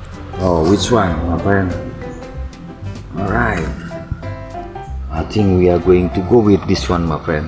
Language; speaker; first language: English; non-native, learner; Indonesian